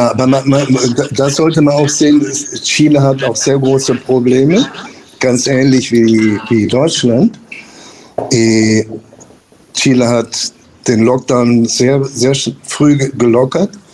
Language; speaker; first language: German; non-native, fluent; Spanish